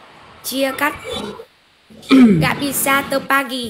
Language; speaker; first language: Indonesian; non-native, learner; Vietnamese